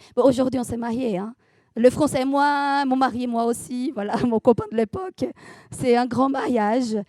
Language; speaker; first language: French; non-native, fluent; Portuguese